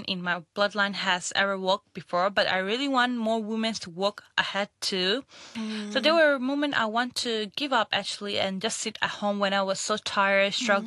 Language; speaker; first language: English; non-native, local second language; Urdu